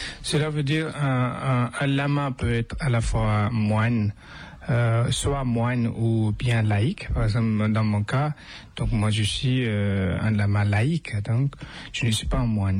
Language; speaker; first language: French; non-native, fluent; Tibetan